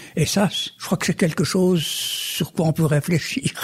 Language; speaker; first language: French; native; French